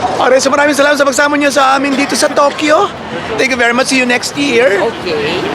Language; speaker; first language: Filipino; native; Filipino